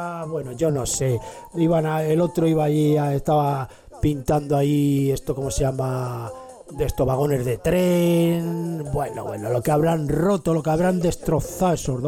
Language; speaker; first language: Spanish; native; Spanish